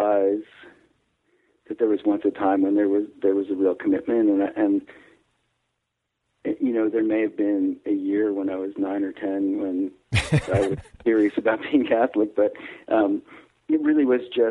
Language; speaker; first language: English; native; English